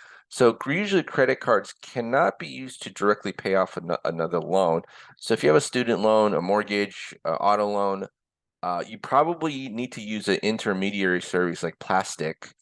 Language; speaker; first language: English; early bilingual, other home language; Korean